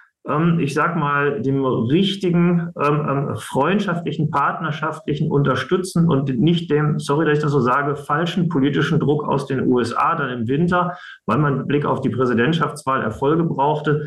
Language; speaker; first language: German; native; German